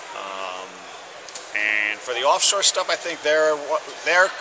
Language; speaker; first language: English; native; English